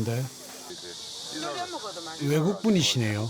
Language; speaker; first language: Korean; native; Korean